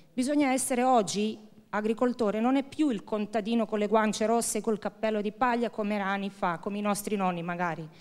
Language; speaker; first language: Italian; non-native, fluent; Croatian